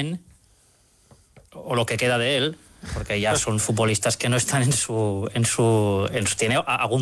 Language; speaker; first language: Spanish; native; Spanish